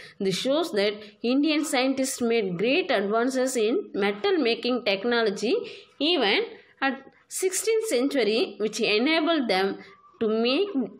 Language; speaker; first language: English; non-native, local second language; Tamil